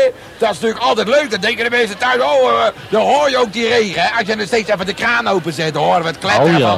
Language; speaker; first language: Dutch; native; Dutch